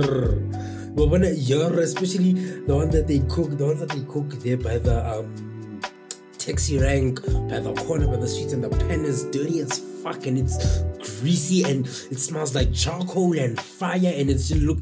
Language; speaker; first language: English; non-native, local second language; Southern Sotho